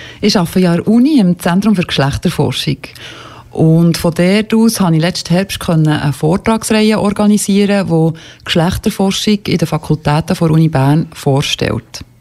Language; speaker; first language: German; native; German